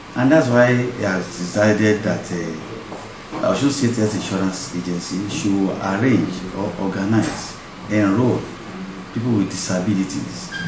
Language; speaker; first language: English; non-native, local second language; Yoruba